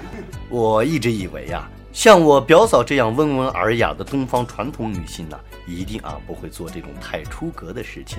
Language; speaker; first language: Chinese; native; Chinese